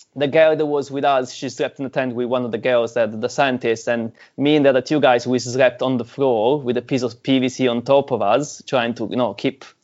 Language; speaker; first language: English; non-native, fluent; Italian